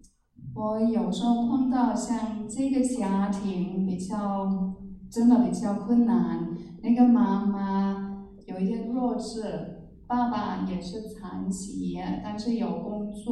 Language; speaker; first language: Chinese; non-native, fluent; German